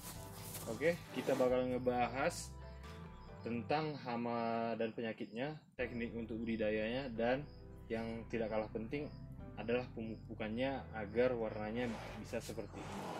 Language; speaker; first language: Indonesian; native; Indonesian